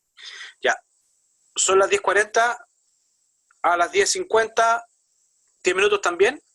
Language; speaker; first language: Spanish; native; Spanish